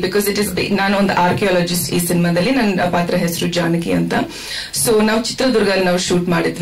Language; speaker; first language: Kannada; non-native, fluent; Malayalam